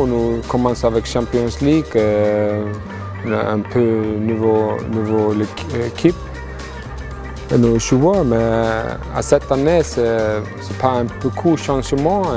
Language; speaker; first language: French; non-native, learner; Icelandic